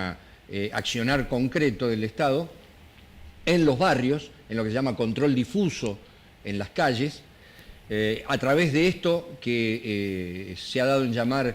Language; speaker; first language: Spanish; native; Spanish